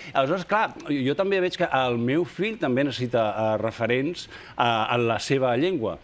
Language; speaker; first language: Catalan; native; Catalan